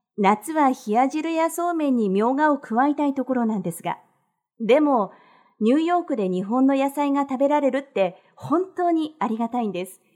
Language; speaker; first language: Japanese; native; Japanese